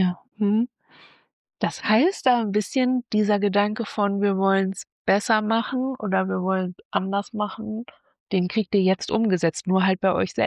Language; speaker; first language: German; native; German